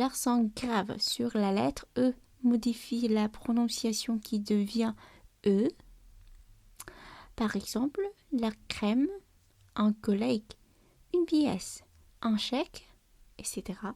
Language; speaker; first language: French; non-native, learner; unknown